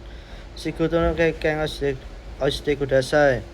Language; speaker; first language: Japanese; non-native, learner; Indonesian